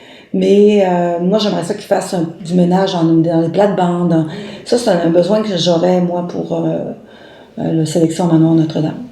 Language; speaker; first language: French; native; French